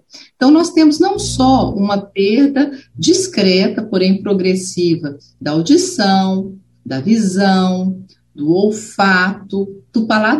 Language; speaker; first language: Portuguese; native; Portuguese